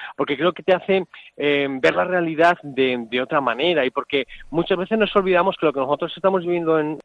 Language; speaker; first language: Spanish; native; Spanish